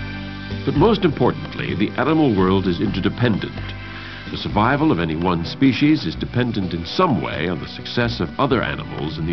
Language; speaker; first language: English; native; English